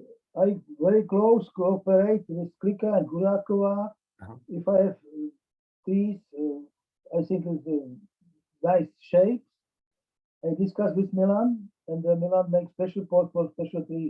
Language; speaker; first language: English; non-native, learner; Czech